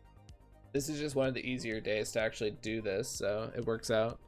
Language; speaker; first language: English; native; English